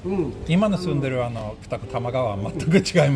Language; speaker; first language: Japanese; non-native, fluent; Swedish